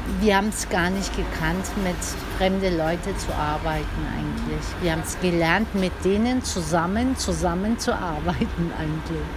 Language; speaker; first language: German; early bilingual, other home language; Turkish